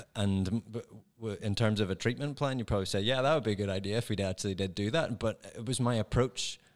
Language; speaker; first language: English; native; English